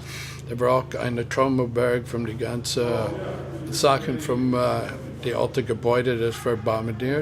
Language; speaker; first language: German; non-native, fluent; English